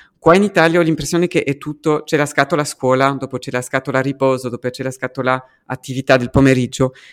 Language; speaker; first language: Italian; early bilingual, heritage; French